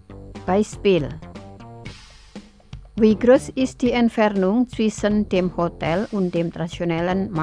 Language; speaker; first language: German; non-native, fluent; Indonesian